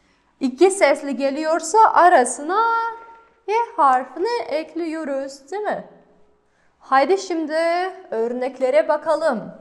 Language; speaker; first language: Turkish; non-native, fluent; Kazakh